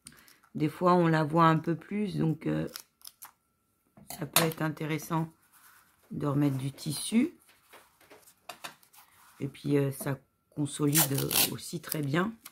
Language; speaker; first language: French; native; French